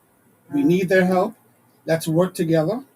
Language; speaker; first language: English; native; English